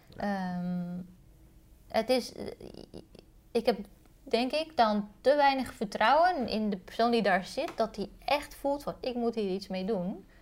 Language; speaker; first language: Dutch; early bilingual, other home language; Romanian